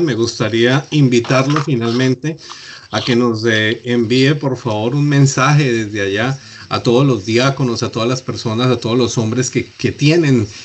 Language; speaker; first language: Spanish; native; Spanish